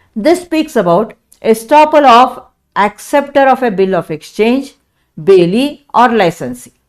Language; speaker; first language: English; non-native, local second language; Kannada